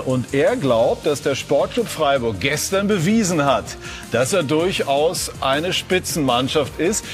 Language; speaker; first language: German; native; German